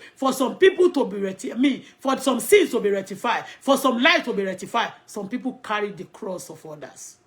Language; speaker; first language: English; non-native, local second language; Yoruba